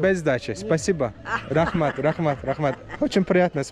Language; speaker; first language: Russian; non-native, learner; Azerbaijani